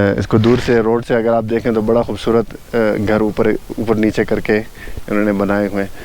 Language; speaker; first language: Urdu; non-native, local second language; Pashto